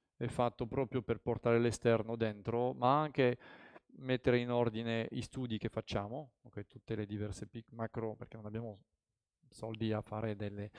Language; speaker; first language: Italian; non-native, fluent; French